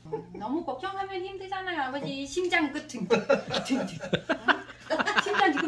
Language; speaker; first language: Korean; non-native, learner; Vietnamese